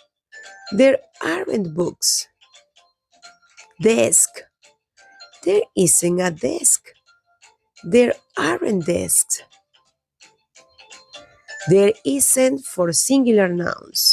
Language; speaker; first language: English; non-native, fluent; Spanish